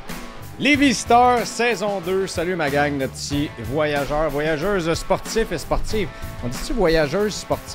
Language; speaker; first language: French; native; French